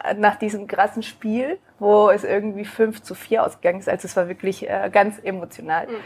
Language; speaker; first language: German; early bilingual, other home language; Spanish